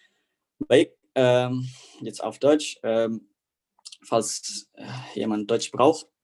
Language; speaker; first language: German; non-native, fluent; Indonesian